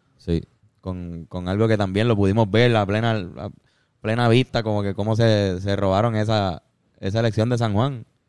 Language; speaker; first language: Spanish; native; Spanish